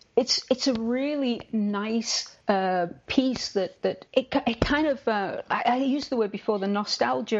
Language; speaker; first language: English; native; English